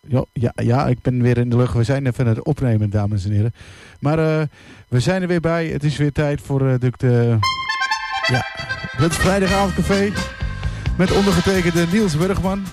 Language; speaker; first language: Dutch; native; Dutch